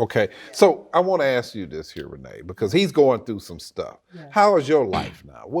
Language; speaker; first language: English; native; English